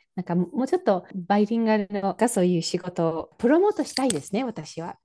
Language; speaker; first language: Japanese; non-native, fluent; English